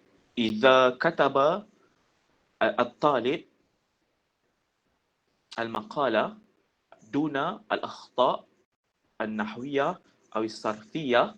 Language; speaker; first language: Arabic; non-native, fluent; Malay